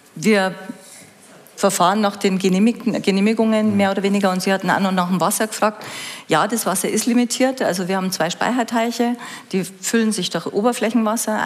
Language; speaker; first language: German; native; German